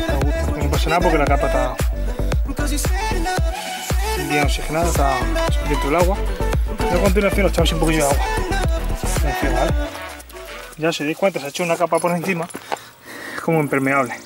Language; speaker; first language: Spanish; native; Spanish